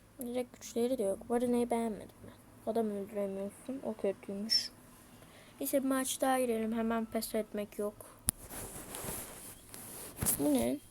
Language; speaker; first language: Turkish; native; Turkish